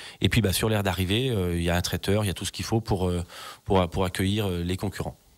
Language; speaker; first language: French; native; French